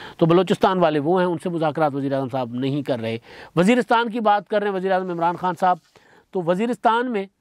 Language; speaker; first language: Urdu; non-native, local second language; Sindhi